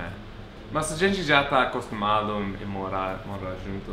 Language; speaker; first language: Portuguese; non-native, fluent; English